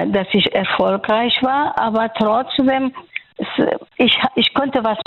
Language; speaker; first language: German; non-native, fluent; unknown